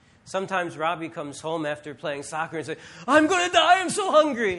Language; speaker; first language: English; native; English